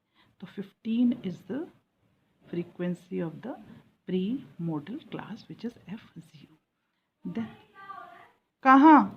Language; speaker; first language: Hindi; native; Hindi